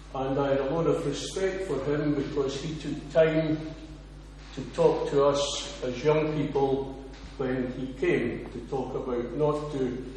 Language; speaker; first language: English; native; English